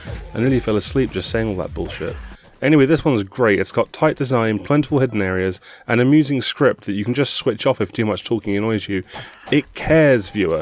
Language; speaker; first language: English; native; English